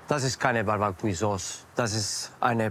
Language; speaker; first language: German; non-native, learner; Spanish